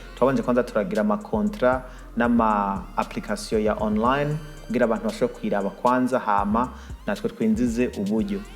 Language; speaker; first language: Rundi; early bilingual, heritage; Rundi